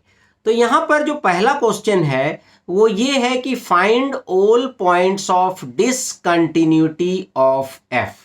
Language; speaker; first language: Hindi; native; Hindi